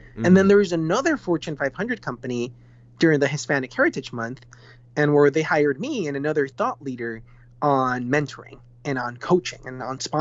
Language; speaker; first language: English; non-native, fluent; Spanish